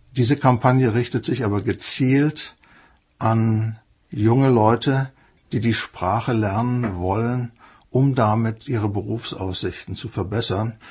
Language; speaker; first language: German; native; German